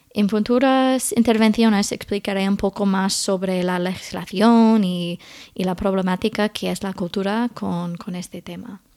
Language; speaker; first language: Spanish; non-native, fluent; English